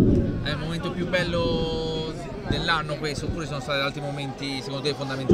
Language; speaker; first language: Italian; native; Italian